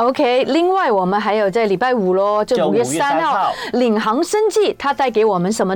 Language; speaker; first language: Chinese; native; Chinese